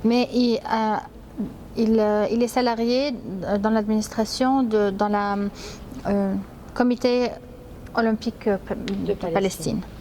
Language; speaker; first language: French; non-native, fluent; Arabic